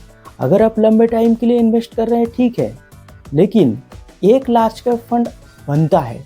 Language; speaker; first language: Hindi; non-native, local second language; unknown